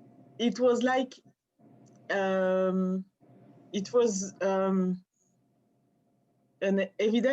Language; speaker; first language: English; non-native, learner; French